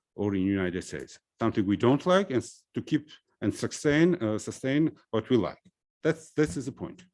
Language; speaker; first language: English; non-native, fluent; Georgian